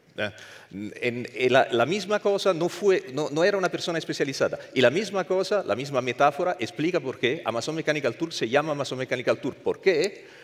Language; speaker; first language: Spanish; non-native, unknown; Italian